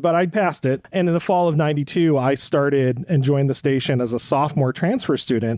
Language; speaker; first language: English; native; English